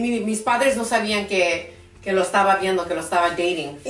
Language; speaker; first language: Spanish; early bilingual, heritage; English